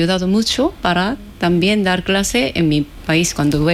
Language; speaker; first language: Spanish; non-native, fluent; Korean